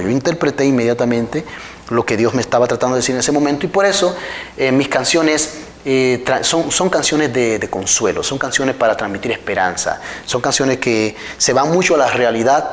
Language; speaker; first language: Spanish; native; Spanish